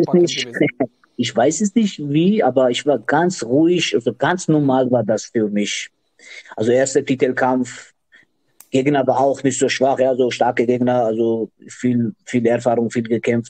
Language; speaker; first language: German; non-native, learner; Georgian